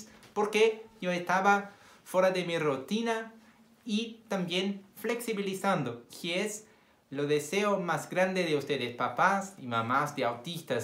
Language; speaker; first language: Spanish; non-native, fluent; Portuguese